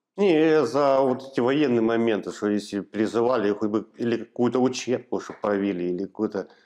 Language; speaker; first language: Russian; native; Russian